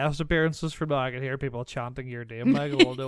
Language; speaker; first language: English; native; English